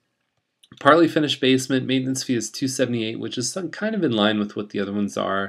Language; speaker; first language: English; native; English